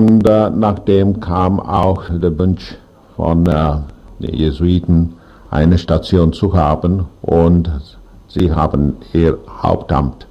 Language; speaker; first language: German; non-native, learner; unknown